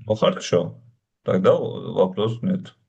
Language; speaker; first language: Russian; non-native, local second language; Uzbek